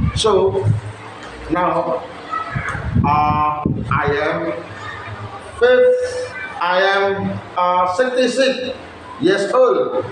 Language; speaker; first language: English; non-native, learner; Indonesian